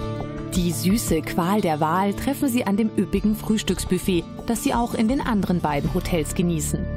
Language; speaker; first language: German; native; German